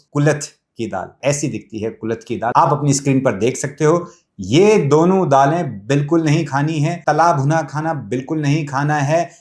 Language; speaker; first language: Hindi; native; Hindi